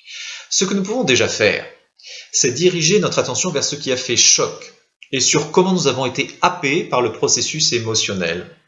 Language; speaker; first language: French; native; French